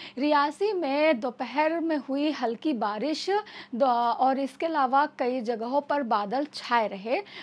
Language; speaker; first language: Hindi; native; Hindi